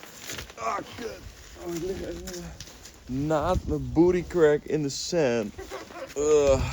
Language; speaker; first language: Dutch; non-native, fluent; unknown